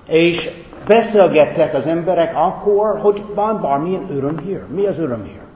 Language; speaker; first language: Hungarian; non-native, fluent; English